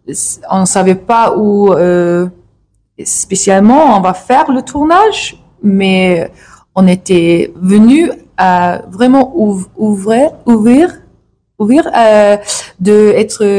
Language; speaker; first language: French; non-native, learner; English